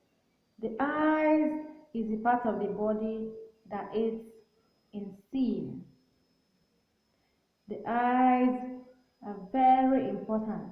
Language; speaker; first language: English; non-native, local second language; Igbo